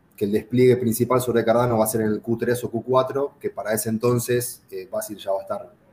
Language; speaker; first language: Spanish; native; Spanish